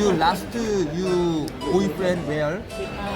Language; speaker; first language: English; non-native, learner; Korean